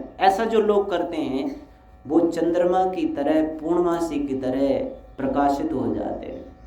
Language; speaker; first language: Hindi; native; Hindi